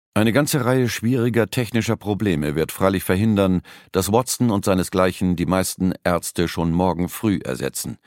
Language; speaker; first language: German; native; German